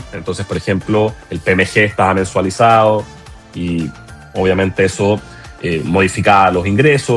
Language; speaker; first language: Spanish; native; Spanish